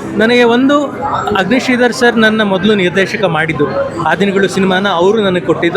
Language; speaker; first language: Kannada; native; Kannada